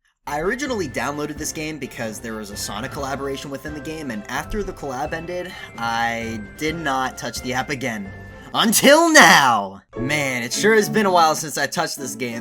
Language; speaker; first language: English; native; English